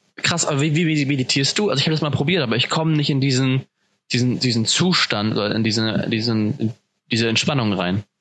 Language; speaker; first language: German; native; German